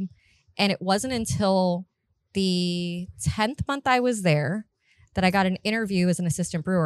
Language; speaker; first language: English; native; English